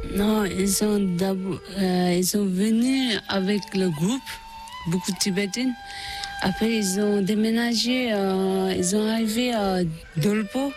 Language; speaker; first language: French; non-native, learner; Tibetan